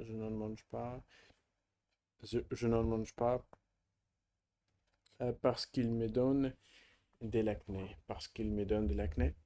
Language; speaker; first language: French; non-native, learner; Russian